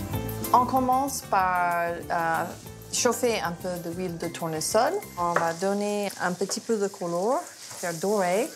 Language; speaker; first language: French; non-native, fluent; English